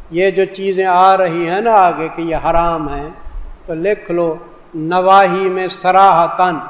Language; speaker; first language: Urdu; non-native, local second language; Saraiki